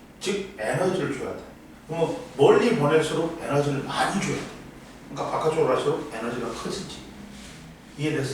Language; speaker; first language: Korean; native; Korean